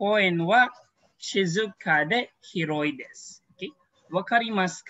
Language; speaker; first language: Japanese; non-native, fluent; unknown